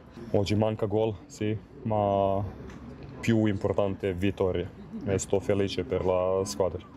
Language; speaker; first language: Italian; non-native, learner; Spanish